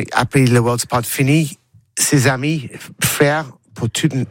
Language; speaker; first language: French; non-native, learner; English